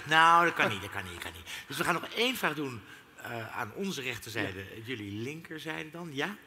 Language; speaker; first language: Dutch; native; Dutch